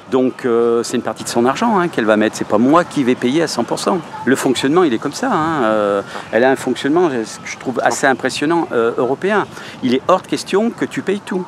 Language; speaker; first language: French; native; French